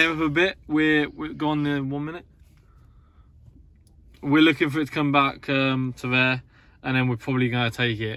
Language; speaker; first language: English; native; English